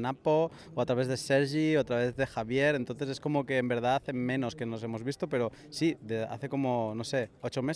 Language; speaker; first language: Spanish; native; Spanish